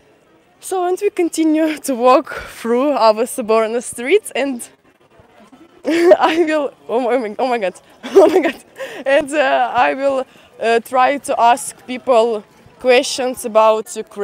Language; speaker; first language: English; non-native, fluent; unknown